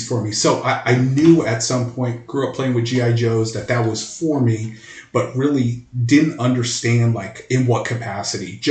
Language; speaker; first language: English; native; English